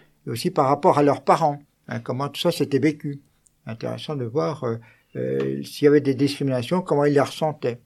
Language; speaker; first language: French; native; French